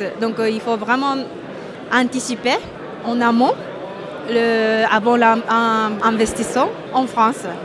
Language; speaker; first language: French; non-native, fluent; Japanese